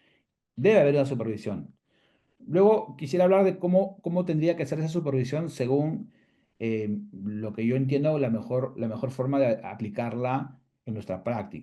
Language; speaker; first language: Spanish; native; Spanish